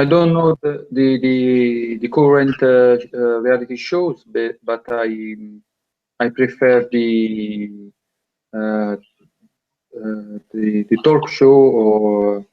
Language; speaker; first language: English; non-native, learner; Italian